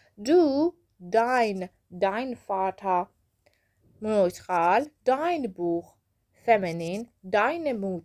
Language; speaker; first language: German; non-native, fluent; Persian